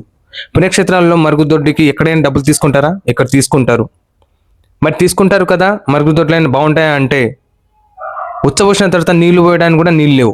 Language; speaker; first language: Telugu; native; Telugu